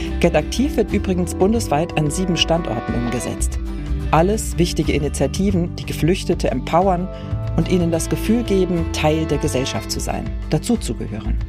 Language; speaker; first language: German; native; German